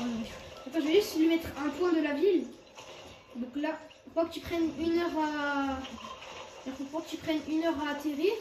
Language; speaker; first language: French; native; French